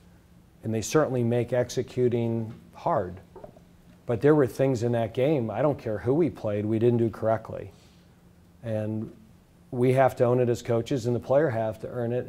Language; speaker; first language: English; native; English